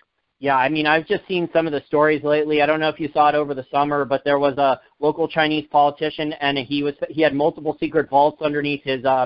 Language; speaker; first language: English; native; English